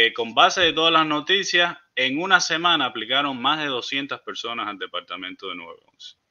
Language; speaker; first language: Spanish; early bilingual, heritage; Spanish